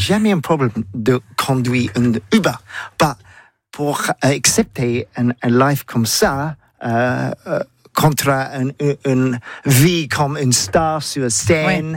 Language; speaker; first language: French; non-native, learner; English